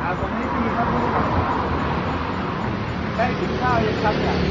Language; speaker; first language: Thai; native; Thai